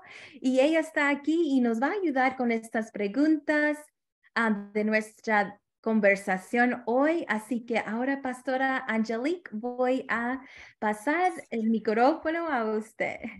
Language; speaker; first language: Spanish; early bilingual, heritage; Spanish